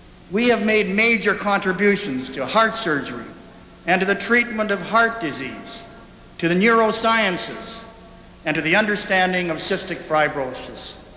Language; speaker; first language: English; native; English